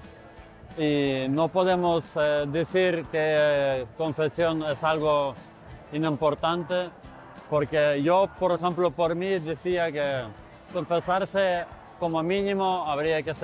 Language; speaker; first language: Spanish; non-native, fluent; Ukrainian